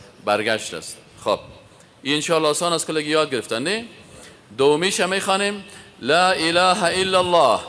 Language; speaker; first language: Persian; native; Persian